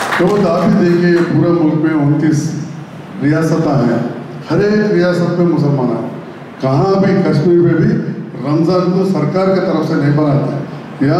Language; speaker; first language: Urdu; non-native, local second language; Telugu